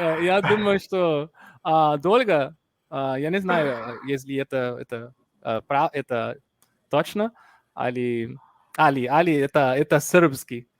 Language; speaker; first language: Russian; non-native, learner; Portuguese